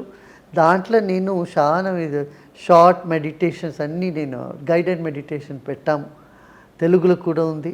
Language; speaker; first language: Telugu; non-native, local second language; Tamil